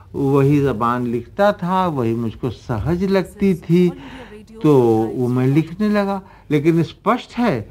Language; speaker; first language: Hindi; native; Hindi